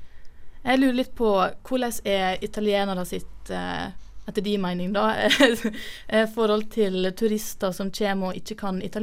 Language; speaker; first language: Norwegian; native; Norwegian